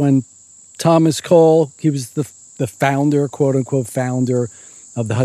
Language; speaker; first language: English; native; English